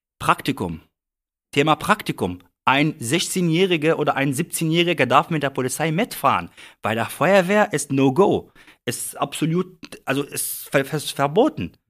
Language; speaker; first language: German; non-native, fluent; Arabic